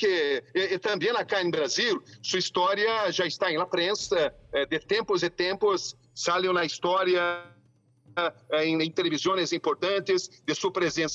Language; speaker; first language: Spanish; non-native, fluent; Portuguese